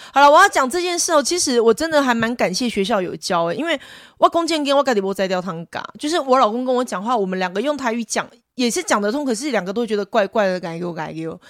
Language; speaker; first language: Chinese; non-native, local second language; Min Nan Chinese